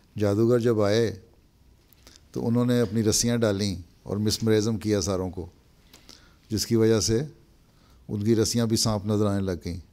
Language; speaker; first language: Urdu; native; Urdu